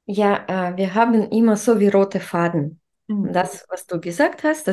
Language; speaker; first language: German; non-native, fluent; Russian